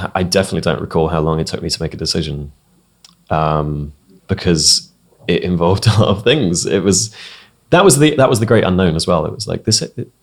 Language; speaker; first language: English; native; English